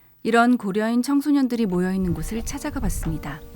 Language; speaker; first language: Korean; native; Korean